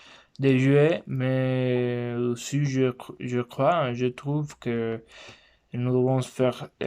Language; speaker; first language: French; non-native, learner; Spanish